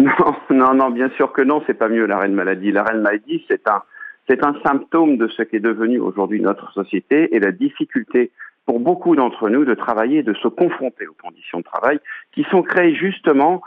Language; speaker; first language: French; native; French